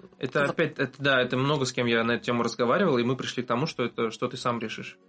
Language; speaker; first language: Russian; native; Russian